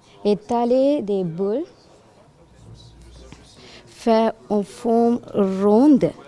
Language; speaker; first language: French; non-native, learner; Tamil